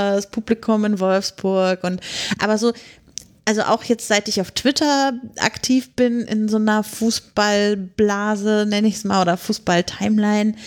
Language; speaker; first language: German; native; German